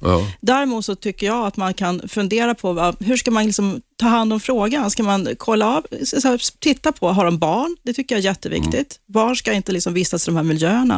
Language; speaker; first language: Swedish; native; Swedish